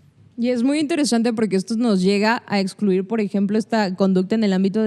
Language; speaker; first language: Spanish; native; Spanish